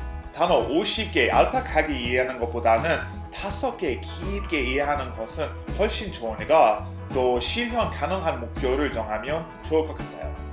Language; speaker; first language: Korean; non-native, fluent; English